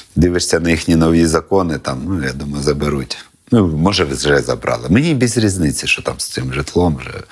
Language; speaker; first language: Ukrainian; non-native, local second language; Russian